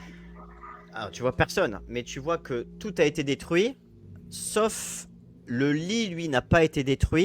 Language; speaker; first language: French; native; French